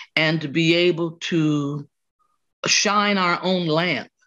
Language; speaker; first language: English; native; English